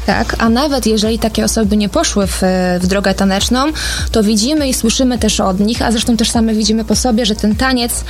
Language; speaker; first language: Polish; native; Polish